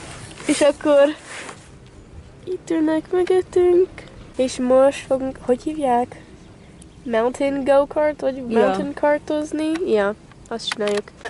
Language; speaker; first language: Hungarian; early bilingual, heritage; Hungarian